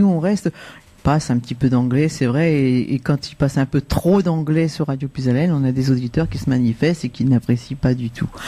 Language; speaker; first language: French; native; French